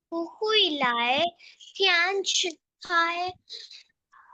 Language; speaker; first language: Chinese; non-native, learner; Urdu